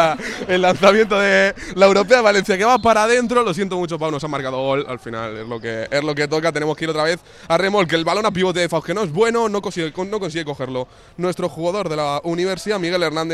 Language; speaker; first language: Spanish; native; Spanish